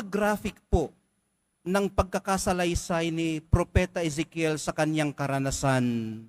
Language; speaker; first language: Filipino; native; Filipino